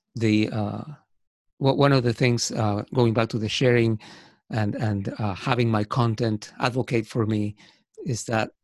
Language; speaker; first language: English; non-native, fluent; Spanish